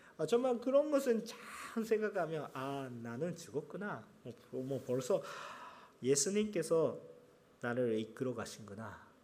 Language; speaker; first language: Korean; non-native, fluent; Japanese